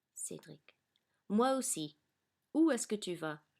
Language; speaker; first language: French; non-native, fluent; English